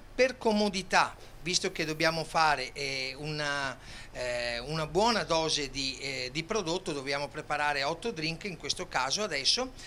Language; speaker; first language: Italian; native; Italian